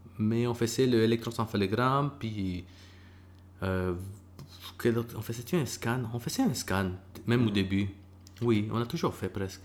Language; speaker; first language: French; early bilingual, other home language; Spanish